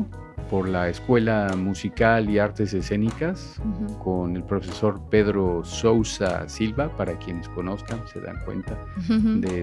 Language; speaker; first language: Spanish; native; Spanish